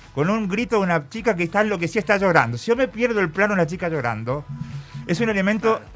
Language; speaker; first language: Spanish; native; Spanish